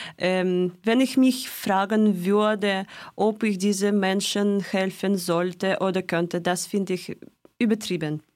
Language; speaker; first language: German; non-native, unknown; Russian